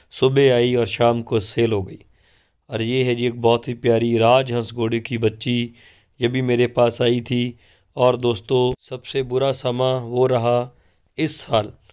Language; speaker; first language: Hindi; non-native, local second language; Punjabi